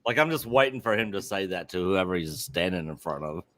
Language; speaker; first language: English; native; English